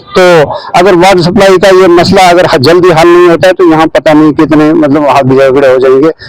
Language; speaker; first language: Urdu; non-native, local second language; Kashmiri